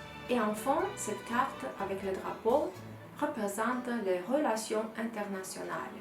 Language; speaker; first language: French; non-native, fluent; Romanian